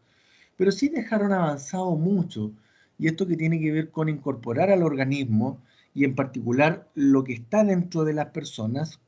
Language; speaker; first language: Spanish; native; Spanish